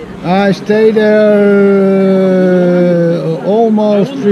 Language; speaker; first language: English; non-native, learner; Dutch